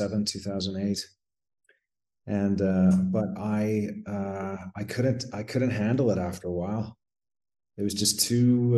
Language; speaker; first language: English; native; English